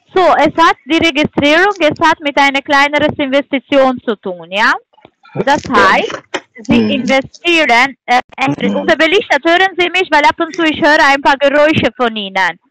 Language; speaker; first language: German; non-native, fluent; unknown